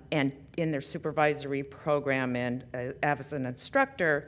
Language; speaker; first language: English; native; English